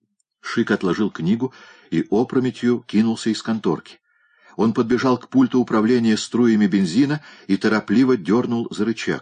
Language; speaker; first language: Russian; native; Russian